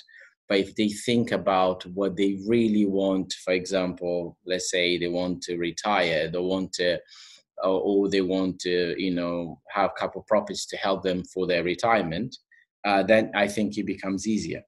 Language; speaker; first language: English; non-native, fluent; Portuguese